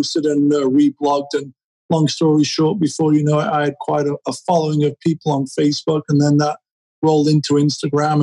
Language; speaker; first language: English; native; English